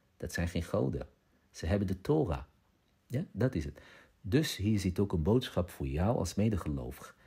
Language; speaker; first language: Dutch; early bilingual, other home language; Arabic